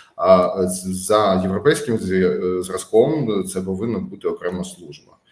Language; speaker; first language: Ukrainian; native; Ukrainian